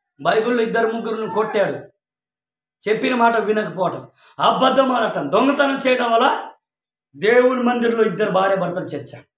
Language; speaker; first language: Telugu; non-native, local second language; Koya